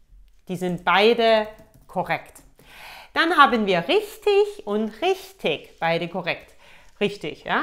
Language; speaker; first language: German; native; German